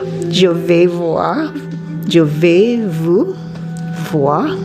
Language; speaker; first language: French; non-native, learner; English